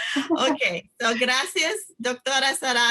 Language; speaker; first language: Spanish; non-native, learner; English